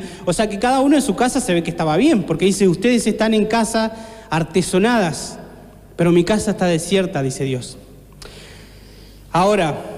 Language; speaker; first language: Spanish; native; Spanish